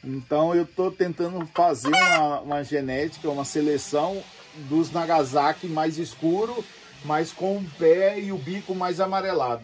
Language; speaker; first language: Portuguese; native; Portuguese